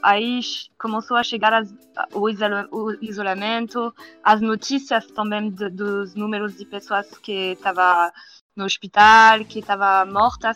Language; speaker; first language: Portuguese; non-native, learner; French